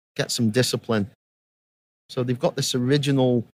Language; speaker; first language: English; native; English